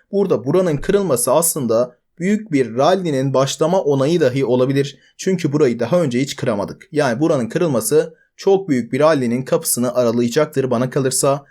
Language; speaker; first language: Turkish; native; Turkish